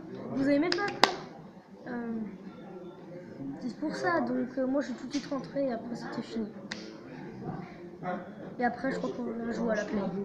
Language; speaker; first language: French; native; French